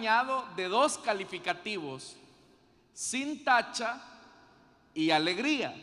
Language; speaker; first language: Spanish; native; Spanish